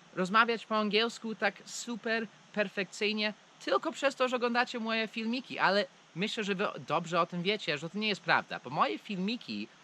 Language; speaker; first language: Polish; non-native, fluent; English